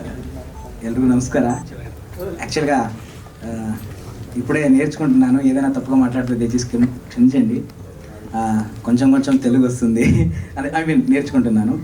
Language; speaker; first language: Telugu; non-native, learner; Kannada